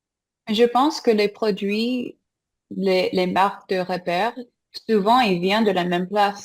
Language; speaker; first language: French; non-native, learner; English